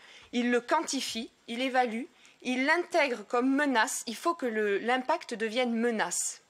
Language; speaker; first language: French; native; French